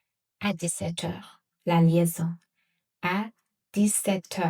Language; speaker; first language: French; non-native, fluent; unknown